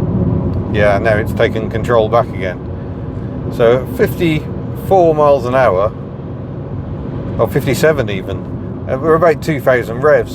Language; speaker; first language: English; native; English